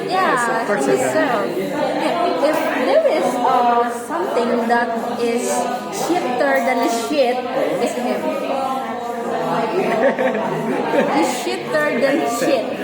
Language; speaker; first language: English; non-native, learner; Indonesian